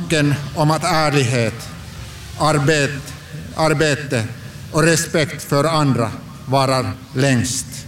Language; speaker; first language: Swedish; non-native, local second language; Finnish